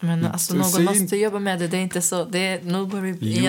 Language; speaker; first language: Swedish; non-native, fluent; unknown